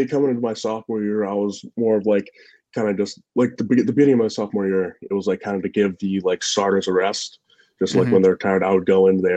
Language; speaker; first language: English; native; English